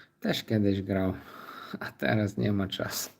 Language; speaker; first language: Polish; non-native, learner; Ukrainian